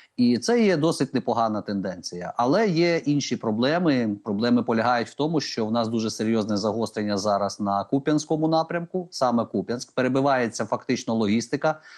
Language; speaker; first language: Ukrainian; native; Ukrainian